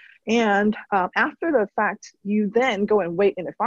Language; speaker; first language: English; non-native, local second language; Cantonese